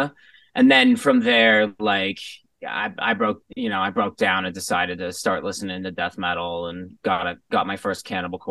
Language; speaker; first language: English; native; English